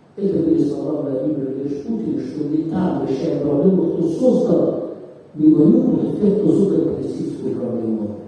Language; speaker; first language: Russian; non-native, fluent; Arabic